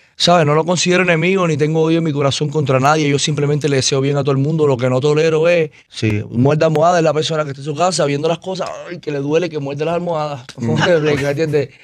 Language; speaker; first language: Spanish; native; Spanish